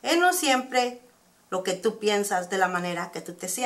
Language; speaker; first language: Spanish; early bilingual, heritage; Spanish